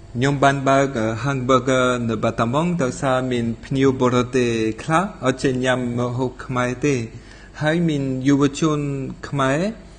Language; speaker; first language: Khmer; non-native, fluent; French